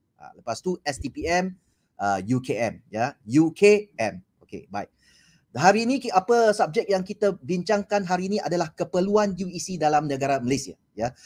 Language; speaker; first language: Malay; non-native, local second language; Chinese